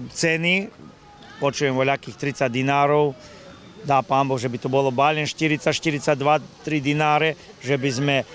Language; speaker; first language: Slovak; native; Slovak